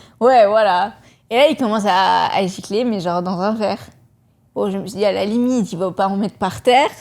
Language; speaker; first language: French; early bilingual, other home language; Persian